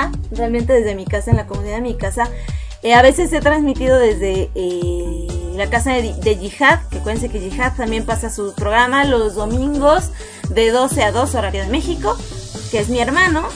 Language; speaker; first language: Spanish; native; Spanish